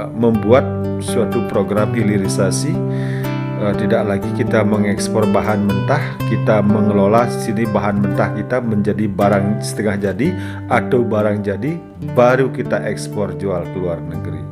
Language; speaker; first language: Indonesian; native; Indonesian